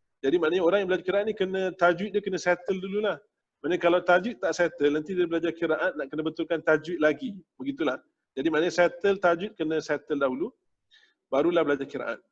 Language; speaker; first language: Malay; native; Malay